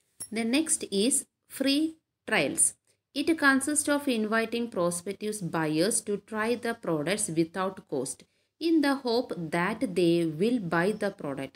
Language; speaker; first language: English; non-native, local second language; Malayalam